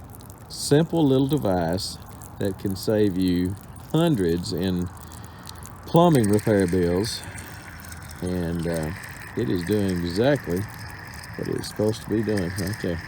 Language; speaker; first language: English; native; English